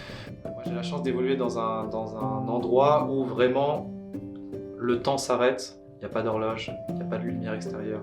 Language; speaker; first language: French; native; French